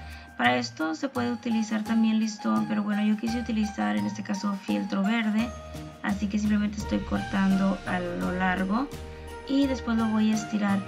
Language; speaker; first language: Spanish; native; Spanish